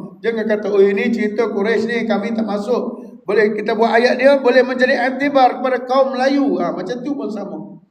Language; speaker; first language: Malay; native; Malay